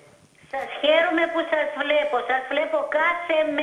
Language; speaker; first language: Greek; early bilingual, heritage; Greek